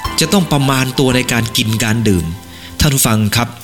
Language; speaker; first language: Thai; native; Thai